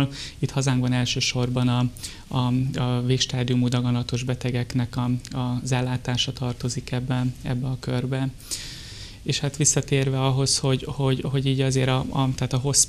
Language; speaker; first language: Hungarian; native; Hungarian